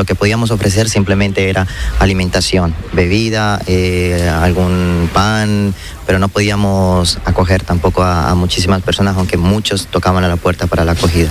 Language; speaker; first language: Spanish; native; Spanish